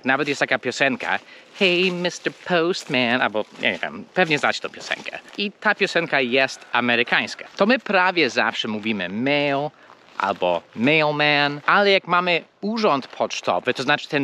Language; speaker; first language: Polish; non-native, fluent; English